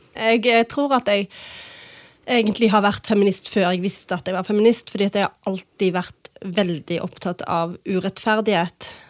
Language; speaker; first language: Norwegian; early bilingual, other home language; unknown